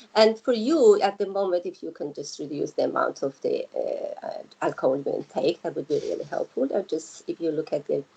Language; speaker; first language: English; non-native, fluent; Persian